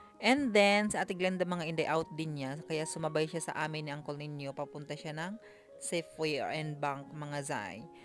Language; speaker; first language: Filipino; non-native, local second language; Cebuano